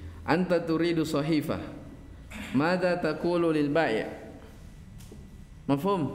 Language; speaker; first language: Arabic; non-native, fluent; Indonesian